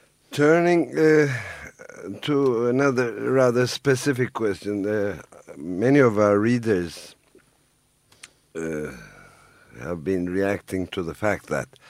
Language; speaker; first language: English; non-native, fluent; Turkish